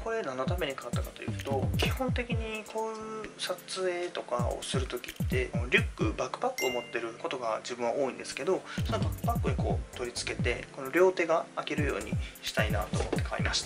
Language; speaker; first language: Japanese; native; Japanese